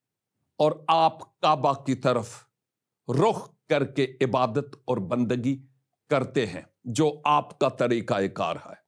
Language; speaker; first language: Urdu; native; Urdu